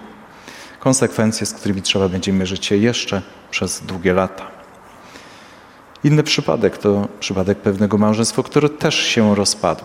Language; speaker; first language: Polish; native; Polish